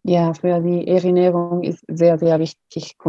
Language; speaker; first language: German; non-native, learner; Spanish